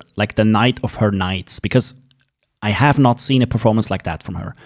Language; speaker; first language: English; non-native, fluent; German